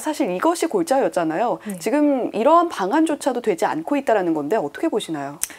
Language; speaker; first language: Korean; native; Korean